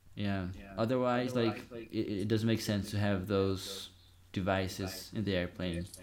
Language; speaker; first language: English; non-native, fluent; Portuguese